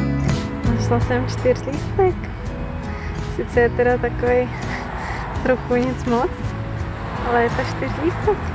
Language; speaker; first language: Czech; native; Czech